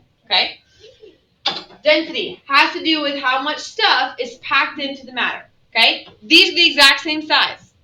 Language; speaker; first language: English; native; English